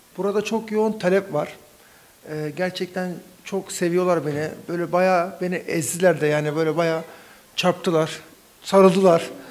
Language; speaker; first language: Turkish; native; Turkish